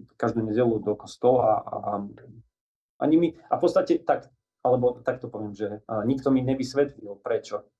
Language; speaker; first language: Slovak; native; Slovak